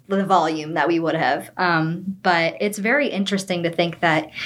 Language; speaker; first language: English; native; English